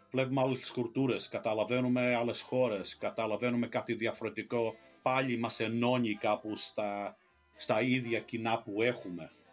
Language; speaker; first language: Greek; early bilingual, heritage; Greek